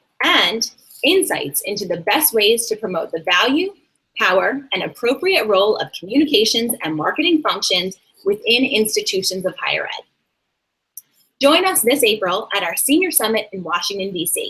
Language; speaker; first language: English; native; English